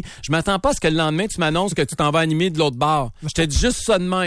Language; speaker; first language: French; native; French